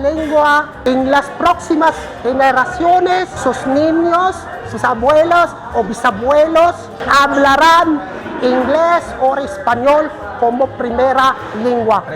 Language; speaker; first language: Spanish; non-native, fluent; Filipino